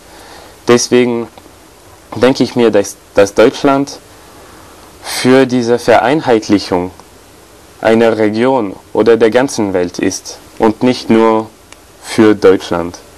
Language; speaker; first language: German; non-native, fluent; French